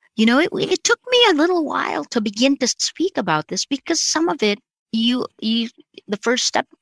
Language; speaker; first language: English; early bilingual, other home language; Filipino